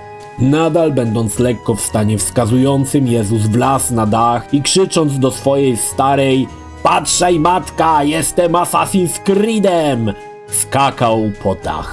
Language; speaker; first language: Polish; native; Polish